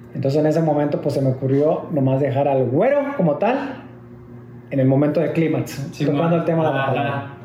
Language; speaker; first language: Spanish; native; Spanish